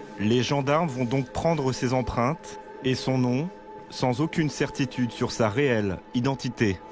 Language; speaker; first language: French; native; French